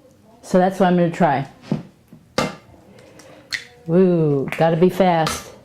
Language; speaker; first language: English; native; English